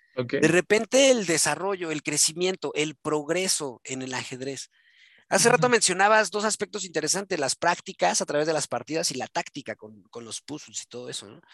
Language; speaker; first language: Spanish; native; Spanish